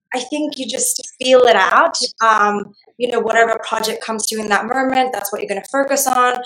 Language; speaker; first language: English; non-native, local second language; Gujarati